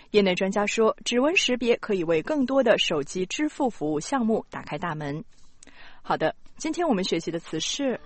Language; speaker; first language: Chinese; native; Chinese